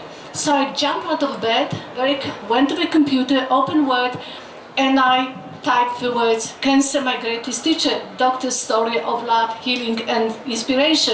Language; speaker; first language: English; non-native, fluent; Polish